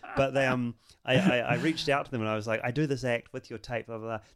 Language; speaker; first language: English; native; English